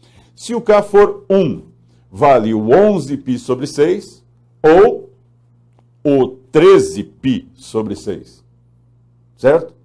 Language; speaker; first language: Portuguese; native; Portuguese